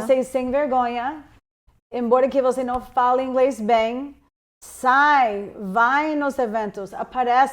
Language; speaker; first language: Portuguese; non-native, fluent; English